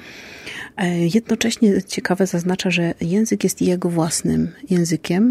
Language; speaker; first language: Polish; native; Polish